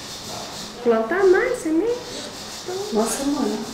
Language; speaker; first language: Portuguese; native; Portuguese